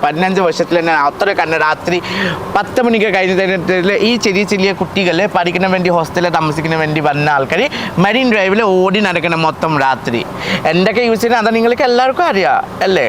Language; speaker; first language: Malayalam; non-native, learner; Assamese